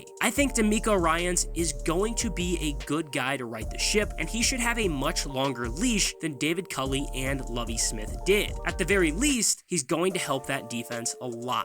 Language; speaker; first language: English; native; English